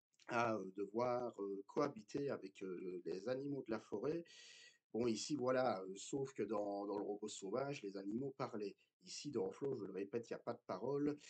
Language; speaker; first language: French; native; French